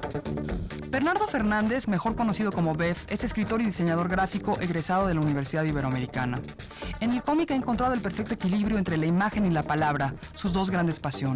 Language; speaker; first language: Spanish; native; Spanish